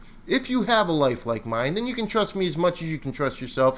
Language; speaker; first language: English; native; English